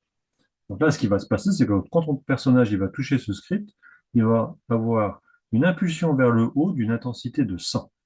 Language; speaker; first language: French; native; French